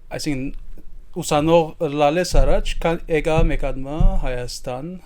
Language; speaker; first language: Armenian; early bilingual, heritage; Armenian